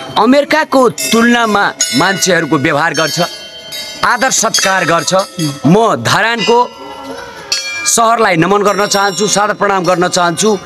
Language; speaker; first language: Nepali; non-native, local second language; Maithili